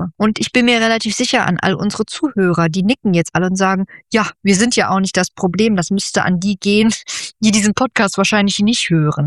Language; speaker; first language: German; native; German